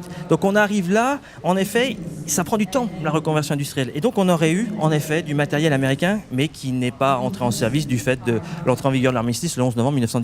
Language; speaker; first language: French; native; French